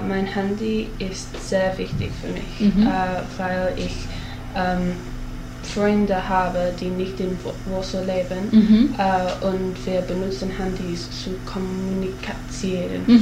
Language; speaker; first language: German; non-native, learner; English